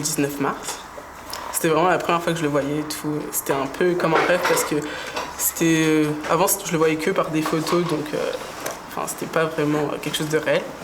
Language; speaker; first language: French; native; French